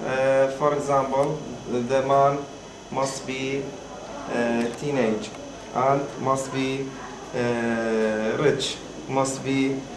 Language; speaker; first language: English; non-native, fluent; Arabic